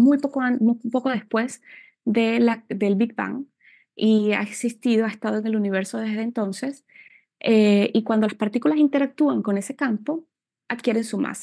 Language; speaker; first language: Spanish; native; Spanish